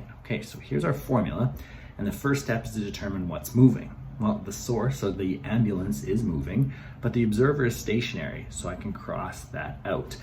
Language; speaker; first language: English; native; English